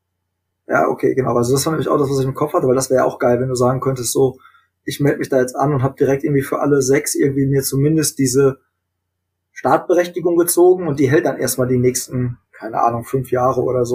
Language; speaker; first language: German; native; German